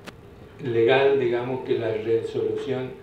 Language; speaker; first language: Spanish; native; Spanish